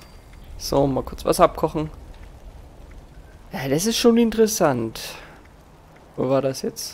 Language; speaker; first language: German; native; German